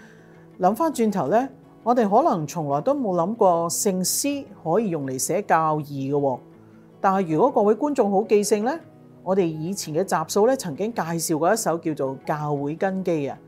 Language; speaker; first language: Chinese; native; Chinese